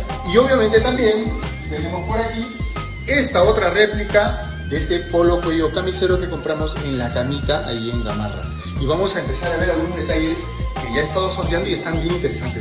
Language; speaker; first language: Spanish; native; Spanish